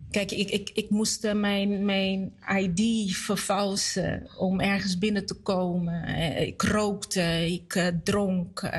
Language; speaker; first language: Dutch; non-native, fluent; Portuguese